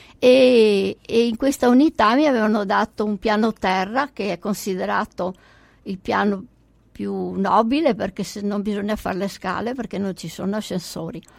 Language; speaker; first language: Italian; native; Italian